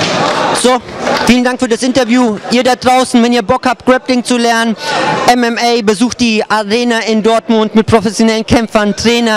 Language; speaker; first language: German; native; German